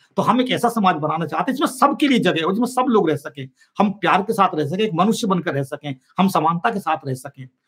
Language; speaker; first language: Hindi; native; Hindi